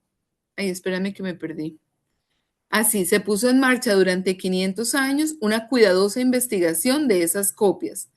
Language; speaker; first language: Spanish; native; Spanish